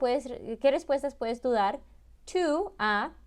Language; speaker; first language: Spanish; early bilingual, heritage; Spanish